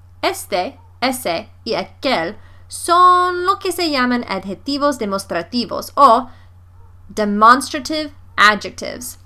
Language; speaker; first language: Spanish; non-native, fluent; English